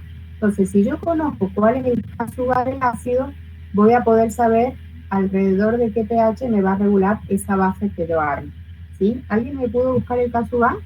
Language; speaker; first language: Spanish; native; Spanish